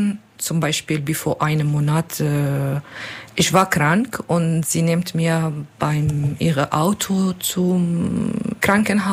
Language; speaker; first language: German; non-native, learner; Arabic